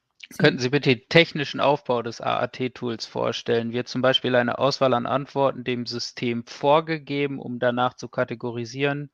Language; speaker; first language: German; native; German